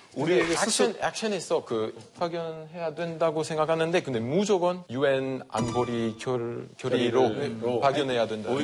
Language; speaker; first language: Korean; non-native, fluent; French